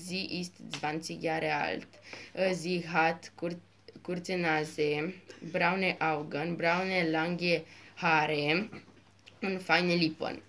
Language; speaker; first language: German; non-native, learner; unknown